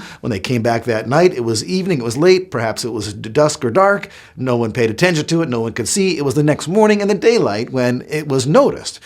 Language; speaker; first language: English; native; English